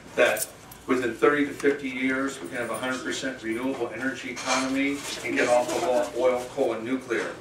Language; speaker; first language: English; native; English